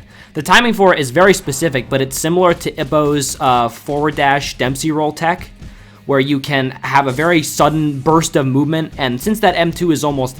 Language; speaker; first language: English; native; English